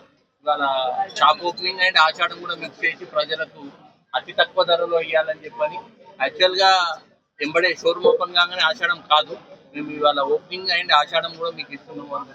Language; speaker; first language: Telugu; native; Telugu